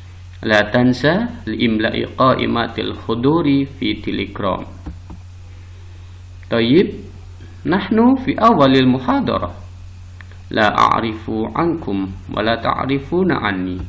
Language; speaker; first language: Arabic; non-native, fluent; Indonesian